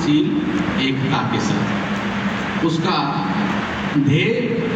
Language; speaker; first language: Hindi; native; Hindi